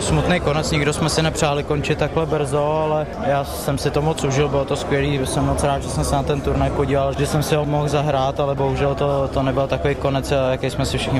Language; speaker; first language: Czech; native; Czech